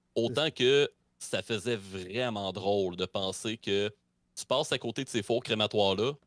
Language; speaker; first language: French; native; French